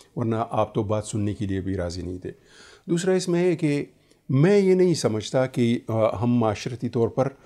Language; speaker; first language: Urdu; native; Urdu